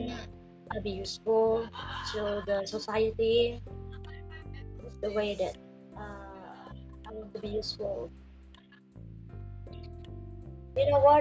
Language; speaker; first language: English; non-native, learner; Indonesian